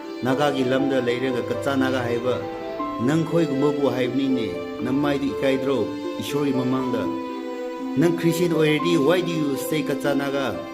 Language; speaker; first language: Manipuri; non-native, local second language; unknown